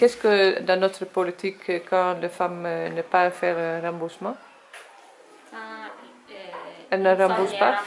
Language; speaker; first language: French; non-native, learner; Dutch